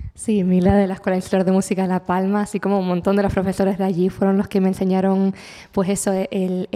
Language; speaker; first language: Spanish; native; Spanish